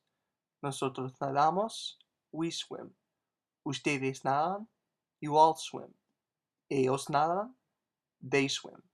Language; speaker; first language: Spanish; non-native, fluent; English